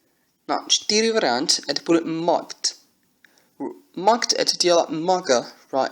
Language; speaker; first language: Russian; non-native, learner; English